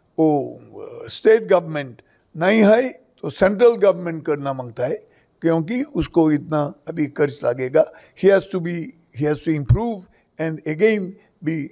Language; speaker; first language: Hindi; non-native, local second language; Konkani